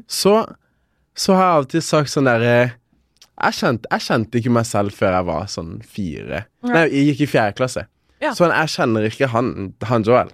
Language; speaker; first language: Norwegian; early bilingual, other home language; Kinyarwanda